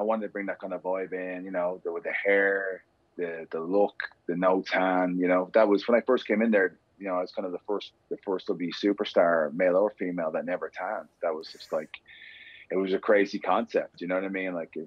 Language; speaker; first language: English; native; English